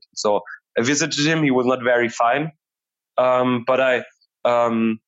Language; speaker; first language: English; non-native, fluent; German